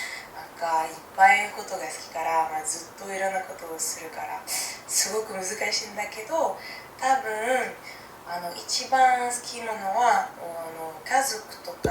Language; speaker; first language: Japanese; non-native, learner; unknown